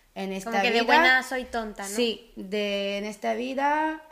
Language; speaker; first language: Spanish; early bilingual, other home language; Dutch